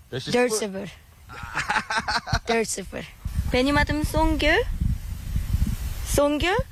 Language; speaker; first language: Turkish; non-native, learner; Korean